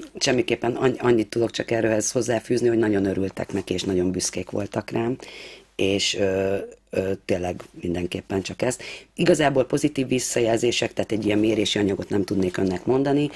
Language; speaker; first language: Hungarian; native; Hungarian